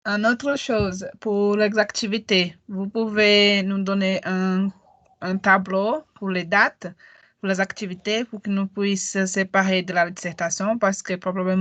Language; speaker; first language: French; non-native, learner; Portuguese